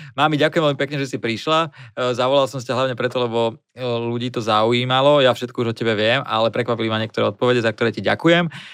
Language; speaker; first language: Slovak; native; Slovak